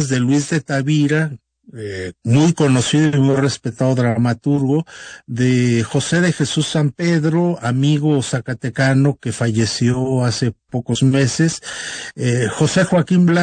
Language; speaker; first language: Spanish; native; Spanish